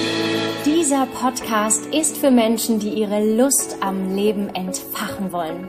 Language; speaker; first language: German; native; German